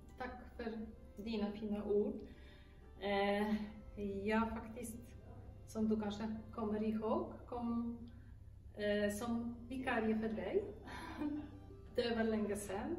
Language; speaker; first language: Swedish; non-native, fluent; Polish